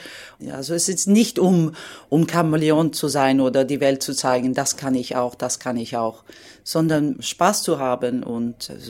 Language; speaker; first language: German; non-native, fluent; Swedish